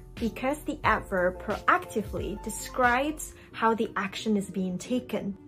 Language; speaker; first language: English; non-native, fluent; Chinese